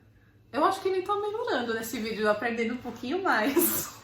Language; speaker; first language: Portuguese; non-native, fluent; English